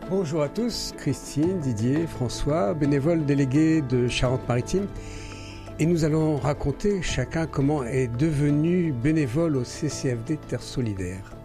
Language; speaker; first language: French; native; French